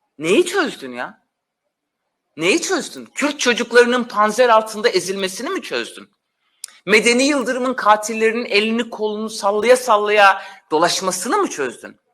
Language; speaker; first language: Turkish; non-native, local second language; Kurdish